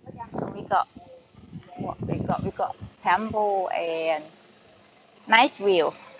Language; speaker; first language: English; non-native, learner; Thai